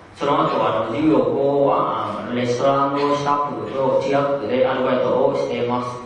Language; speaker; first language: Japanese; non-native, learner; Vietnamese